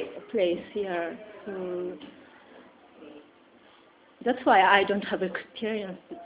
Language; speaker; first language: English; non-native, learner; Japanese